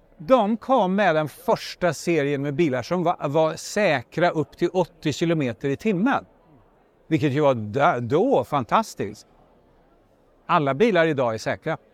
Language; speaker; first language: Swedish; native; Swedish